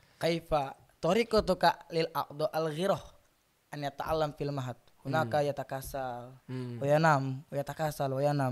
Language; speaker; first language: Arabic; non-native, learner; Indonesian